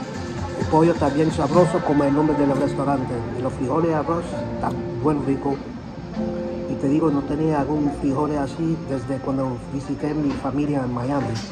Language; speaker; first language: Spanish; early bilingual, heritage; English